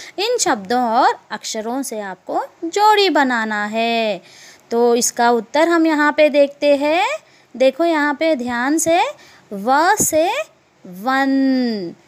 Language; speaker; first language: Hindi; non-native, local second language; Telugu